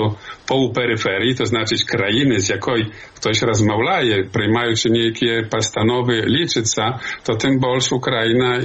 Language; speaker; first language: Polish; non-native, learner; Belarusian